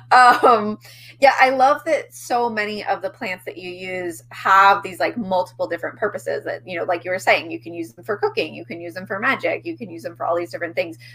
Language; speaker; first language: English; native; English